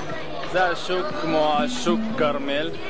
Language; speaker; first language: Hebrew; non-native, learner; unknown